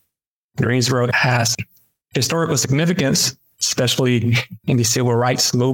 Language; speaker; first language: English; early bilingual, other home language; Spanish